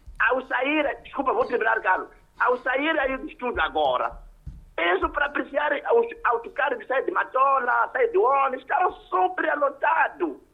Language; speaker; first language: Portuguese; non-native, local second language; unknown